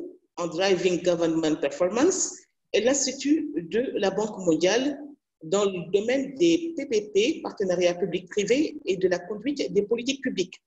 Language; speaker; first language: French; non-native, local second language; Wolof